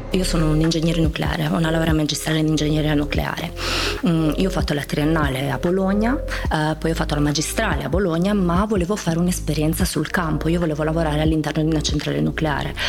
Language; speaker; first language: Italian; early bilingual, other home language; Croatian